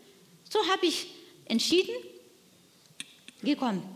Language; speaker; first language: German; non-native, learner; Nepali